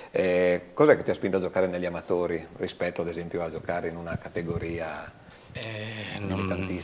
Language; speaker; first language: Italian; native; Italian